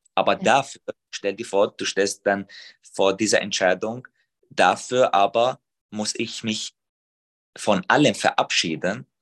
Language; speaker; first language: German; non-native, fluent; Arabic